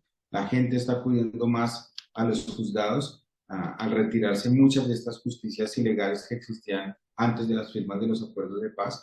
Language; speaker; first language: Spanish; native; Spanish